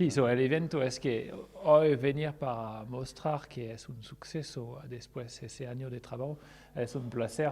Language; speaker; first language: Spanish; non-native, learner; French